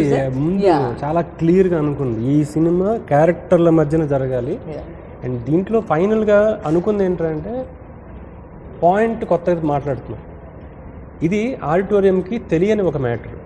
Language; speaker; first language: Telugu; native; Telugu